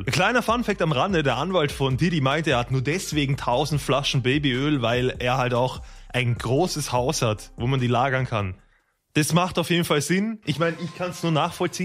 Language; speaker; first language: German; native; German